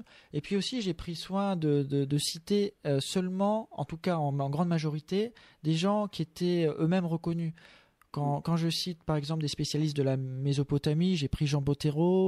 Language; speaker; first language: French; native; French